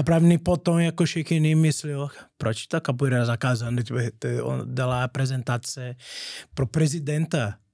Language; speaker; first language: Czech; non-native, learner; Portuguese